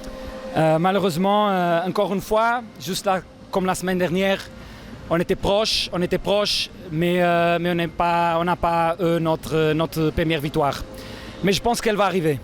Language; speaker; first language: French; non-native, fluent; Portuguese